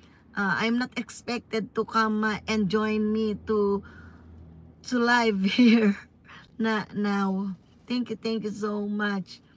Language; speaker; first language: English; non-native, learner; Filipino